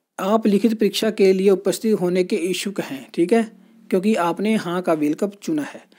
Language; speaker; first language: Hindi; native; Hindi